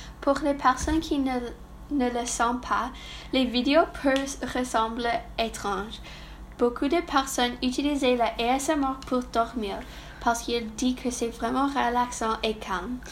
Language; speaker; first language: French; non-native, learner; English